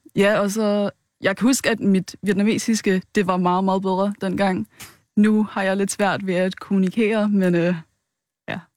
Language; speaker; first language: Danish; early bilingual, other home language; Vietnamese